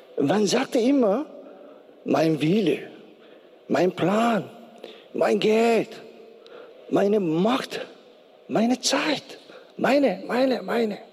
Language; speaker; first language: German; non-native, learner; Korean